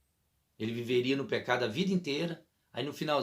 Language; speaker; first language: Portuguese; native; Portuguese